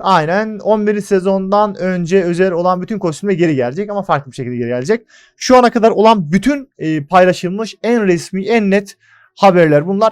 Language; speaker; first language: Turkish; native; Turkish